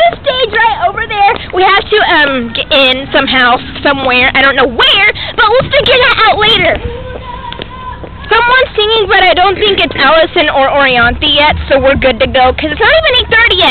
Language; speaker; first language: English; native; English